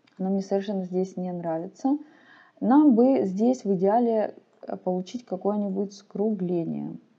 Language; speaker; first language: Russian; non-native, local second language; Ukrainian